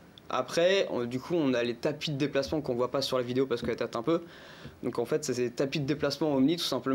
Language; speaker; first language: French; native; French